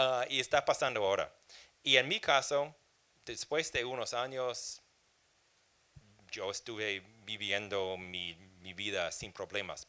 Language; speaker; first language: Spanish; non-native, fluent; English